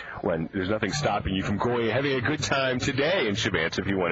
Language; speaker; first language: English; native; English